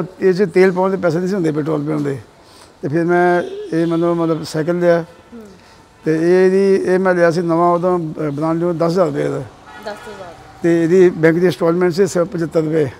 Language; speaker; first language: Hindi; non-native, local second language; Punjabi